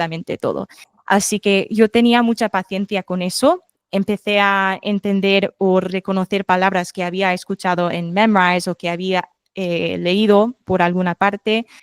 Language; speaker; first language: Spanish; non-native, fluent; English